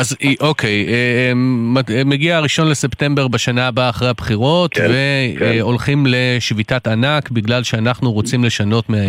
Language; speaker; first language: Hebrew; native; Hebrew